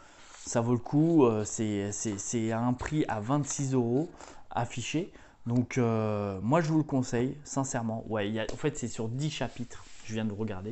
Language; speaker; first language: French; native; French